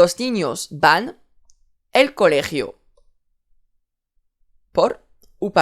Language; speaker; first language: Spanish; non-native, fluent; French